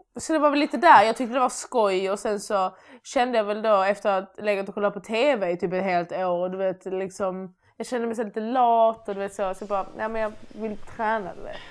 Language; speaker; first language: Swedish; early bilingual, other home language; Persian